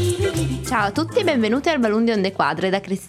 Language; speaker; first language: Italian; native; Italian